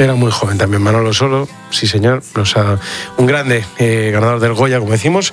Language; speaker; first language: Spanish; native; Spanish